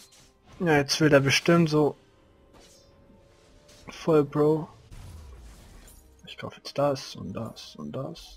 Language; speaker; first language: German; native; German